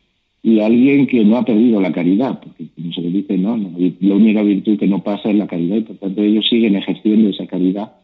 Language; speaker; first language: Spanish; native; Spanish